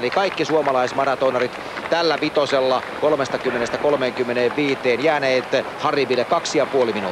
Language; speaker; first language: Finnish; native; Finnish